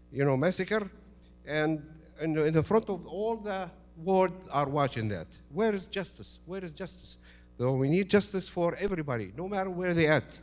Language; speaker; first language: English; non-native, fluent; Arabic